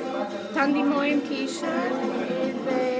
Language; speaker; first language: Albanian; early bilingual, other home language; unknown